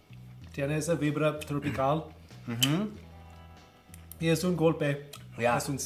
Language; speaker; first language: Spanish; non-native, fluent; English